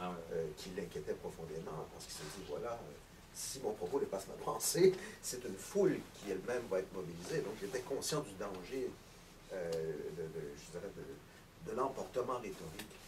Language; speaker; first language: French; native; French